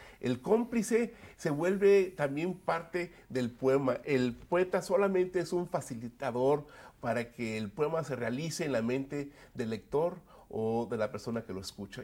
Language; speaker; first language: Spanish; early bilingual, other home language; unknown